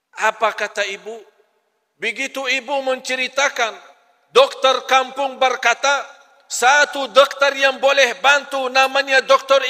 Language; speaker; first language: Malay; non-native, fluent; Arabic